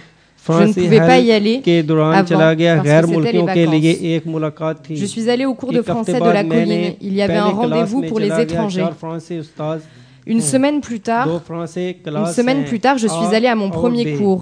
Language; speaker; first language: French; non-native, learner; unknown